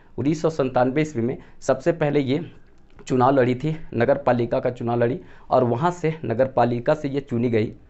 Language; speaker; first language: Hindi; native; Hindi